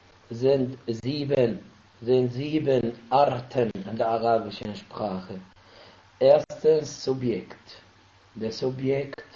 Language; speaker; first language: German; non-native, fluent; Arabic